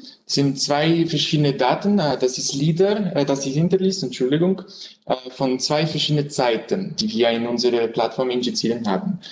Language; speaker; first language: German; non-native, learner; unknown